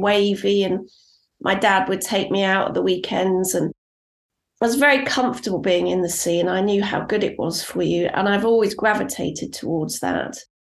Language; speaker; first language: English; native; English